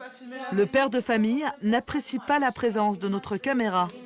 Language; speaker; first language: French; native; French